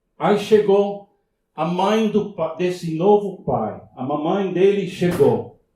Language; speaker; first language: Portuguese; non-native, fluent; English